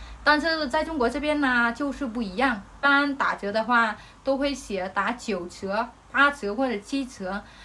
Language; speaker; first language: Chinese; non-native, fluent; Vietnamese